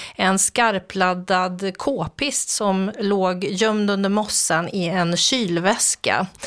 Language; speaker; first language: Swedish; native; Swedish